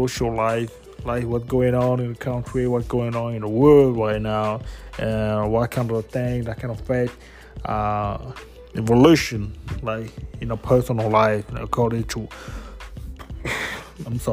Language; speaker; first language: English; non-native, fluent; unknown